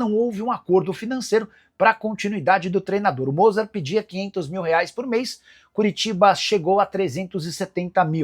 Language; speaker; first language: Portuguese; native; Portuguese